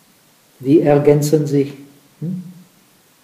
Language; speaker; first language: German; non-native, fluent; Czech